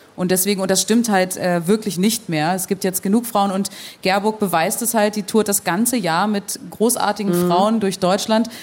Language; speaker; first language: German; native; German